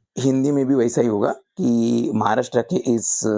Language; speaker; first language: Hindi; non-native, local second language; Marathi